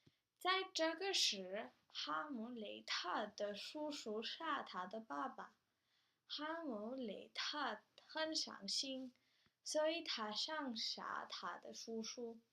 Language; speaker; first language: Chinese; non-native, learner; Spanish